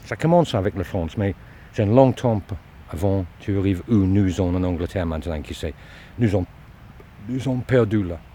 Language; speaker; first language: French; non-native, learner; English